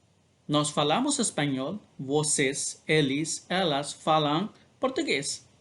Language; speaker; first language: Portuguese; non-native, learner; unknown